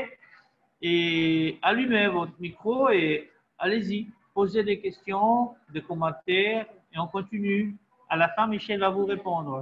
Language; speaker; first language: French; non-native, fluent; Spanish